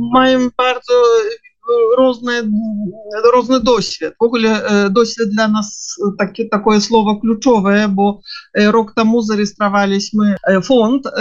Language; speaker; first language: Belarusian; non-native, local second language; Russian